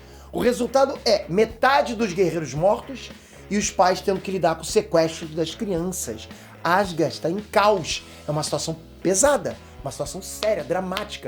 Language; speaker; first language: Portuguese; native; Portuguese